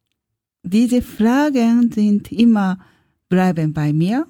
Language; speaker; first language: German; non-native, learner; Japanese